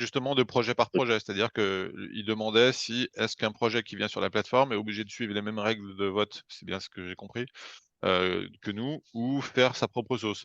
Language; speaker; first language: French; native; French